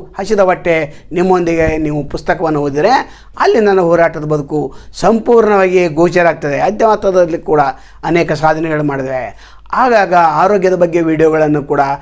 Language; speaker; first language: Kannada; native; Kannada